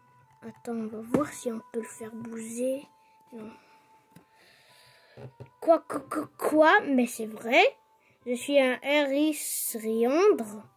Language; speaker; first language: French; non-native, local second language; Arabic